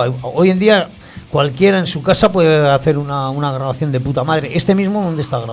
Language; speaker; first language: Spanish; native; Spanish